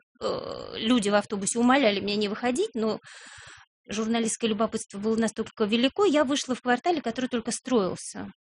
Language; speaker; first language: Russian; native; Russian